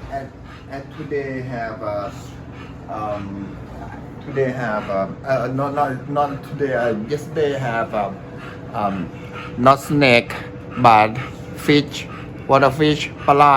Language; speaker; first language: English; non-native, learner; Thai